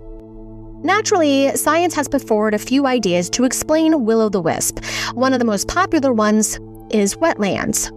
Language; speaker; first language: English; native; English